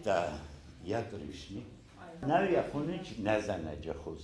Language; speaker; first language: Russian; non-native, local second language; Ossetic